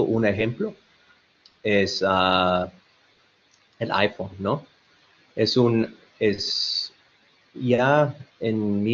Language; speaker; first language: Spanish; non-native, learner; English